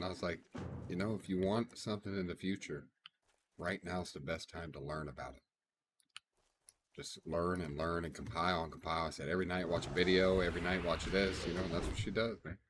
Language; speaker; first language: English; native; English